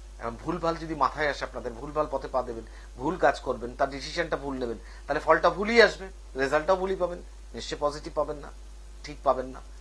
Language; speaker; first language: Bangla; native; Bangla